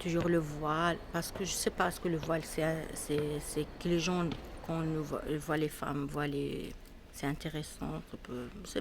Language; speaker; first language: French; non-native, learner; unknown